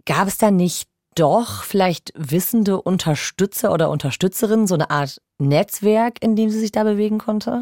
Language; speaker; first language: German; native; German